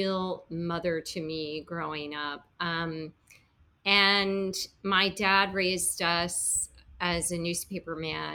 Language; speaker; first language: English; native; English